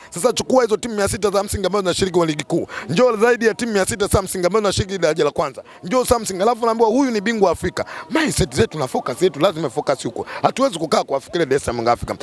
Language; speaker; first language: Swahili; native; Swahili